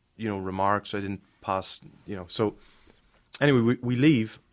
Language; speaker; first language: English; native; English